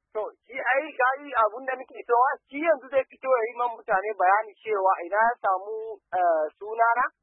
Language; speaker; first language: Hausa; non-native, local second language; Fula